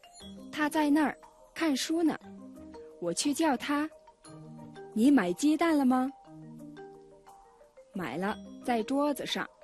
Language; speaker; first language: Chinese; non-native, fluent; Mongolian